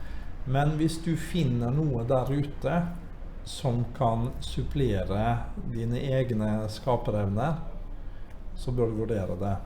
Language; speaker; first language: Norwegian; native; Norwegian